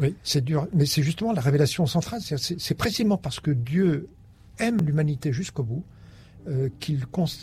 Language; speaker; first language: French; native; French